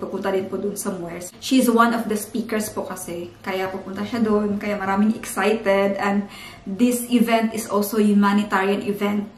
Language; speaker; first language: Filipino; non-native, local second language; Cebuano